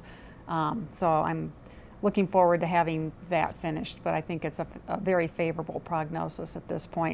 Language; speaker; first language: English; native; English